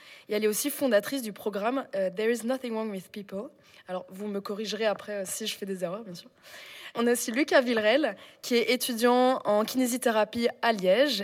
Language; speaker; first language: French; native; French